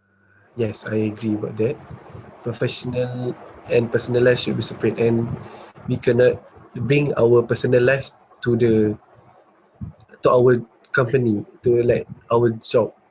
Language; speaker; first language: English; non-native, learner; Malay